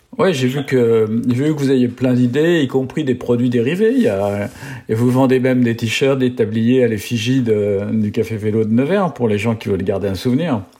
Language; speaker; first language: French; native; French